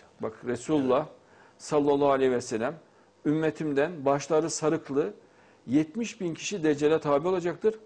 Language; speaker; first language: Turkish; native; Turkish